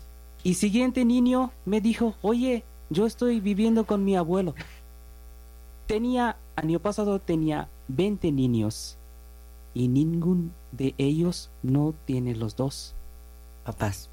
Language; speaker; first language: Spanish; non-native, learner; Bangla